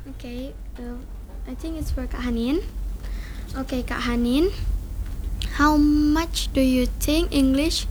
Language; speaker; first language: English; non-native, learner; Indonesian